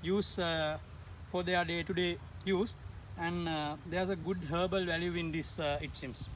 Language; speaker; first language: English; non-native, local second language; Sinhala